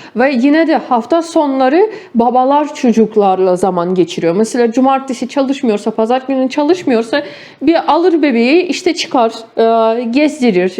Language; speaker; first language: Turkish; non-native, fluent; Ukrainian